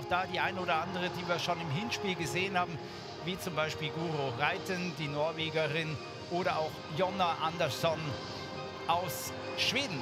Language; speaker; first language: German; native; German